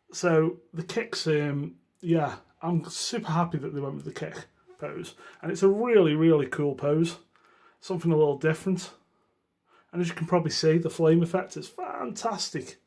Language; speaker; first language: English; native; English